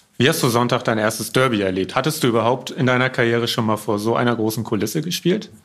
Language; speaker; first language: German; native; German